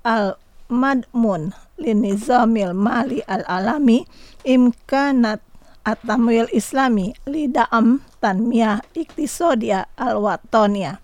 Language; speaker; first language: Arabic; non-native, fluent; Indonesian